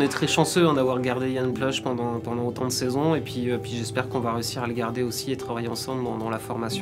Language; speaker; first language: French; native; French